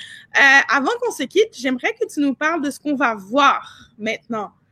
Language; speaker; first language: French; native; French